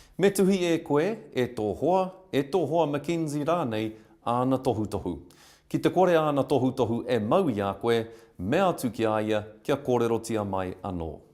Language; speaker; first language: Māori; non-native, local second language; English